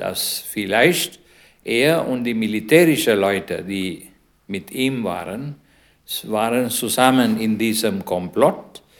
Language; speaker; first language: German; non-native, learner; Sinhala